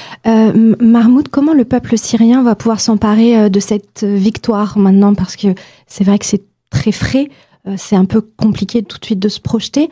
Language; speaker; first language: French; native; French